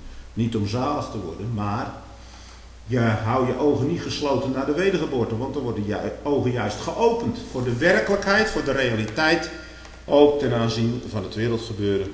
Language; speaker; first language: Dutch; native; Dutch